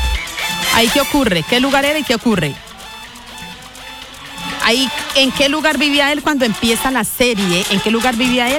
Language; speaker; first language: Spanish; native; Spanish